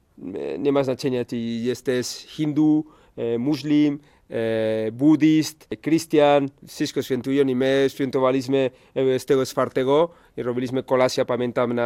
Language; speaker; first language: Polish; non-native, learner; Spanish